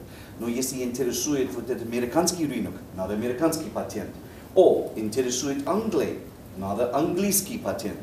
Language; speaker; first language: Russian; non-native, learner; English